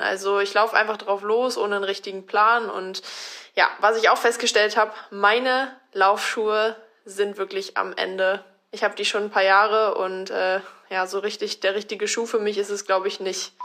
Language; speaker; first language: German; native; German